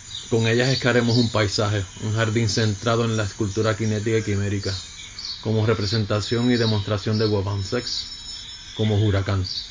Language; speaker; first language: Spanish; native; Spanish